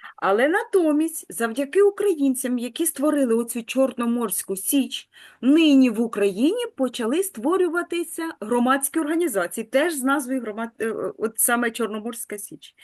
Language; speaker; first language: Ukrainian; native; Ukrainian